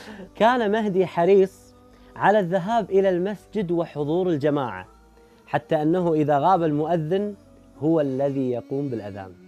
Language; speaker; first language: Arabic; native; Arabic